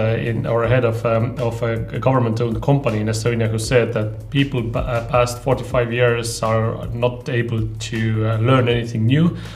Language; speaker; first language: English; non-native, fluent; Estonian